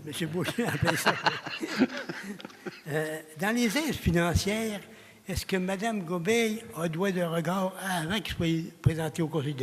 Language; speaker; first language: French; native; French